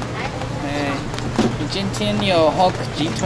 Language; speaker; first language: Chinese; non-native, learner; English